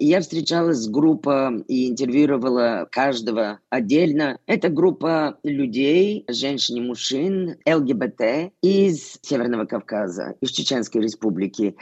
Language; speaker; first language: Russian; non-native, fluent; Bulgarian